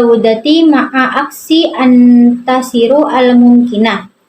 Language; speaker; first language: Arabic; non-native, learner; Indonesian